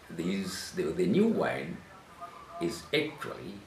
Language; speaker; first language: English; non-native, local second language; Swahili